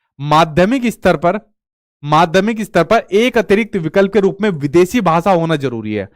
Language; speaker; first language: Hindi; native; Hindi